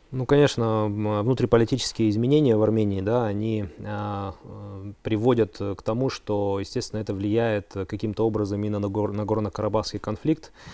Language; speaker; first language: Russian; native; Russian